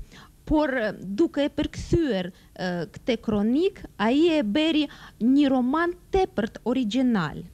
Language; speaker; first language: Albanian; non-native, fluent; Russian